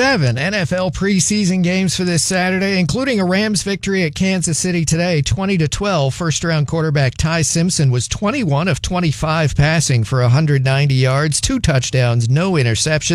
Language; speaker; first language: English; native; English